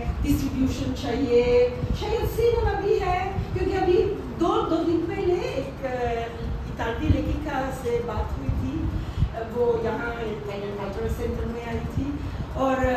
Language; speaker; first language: Hindi; non-native, fluent; Italian